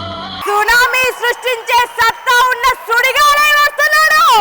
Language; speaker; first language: Telugu; native; Telugu